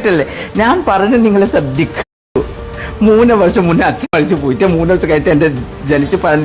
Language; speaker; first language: Malayalam; non-native, learner; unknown